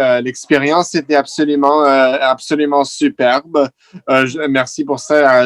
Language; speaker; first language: French; non-native, fluent; English